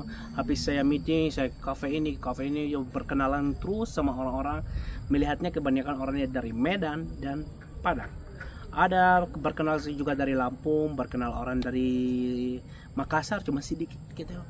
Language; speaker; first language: Indonesian; non-native, fluent; Arabic